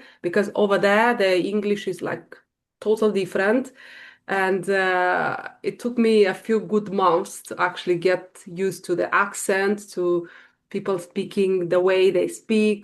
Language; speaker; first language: English; non-native, fluent; Romanian